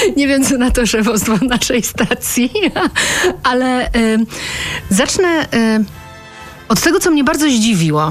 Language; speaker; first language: Polish; native; Polish